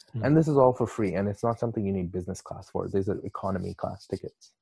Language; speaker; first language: English; non-native, local second language; Urdu